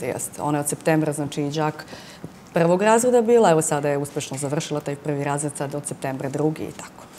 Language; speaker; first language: Serbian; native; Serbian